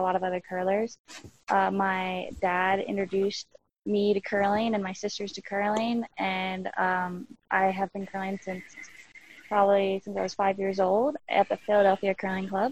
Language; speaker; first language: English; native; English